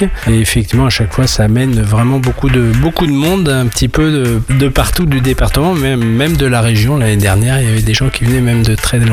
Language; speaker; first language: French; native; French